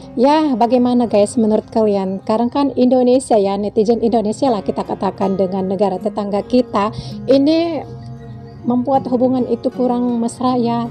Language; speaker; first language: Indonesian; native; Indonesian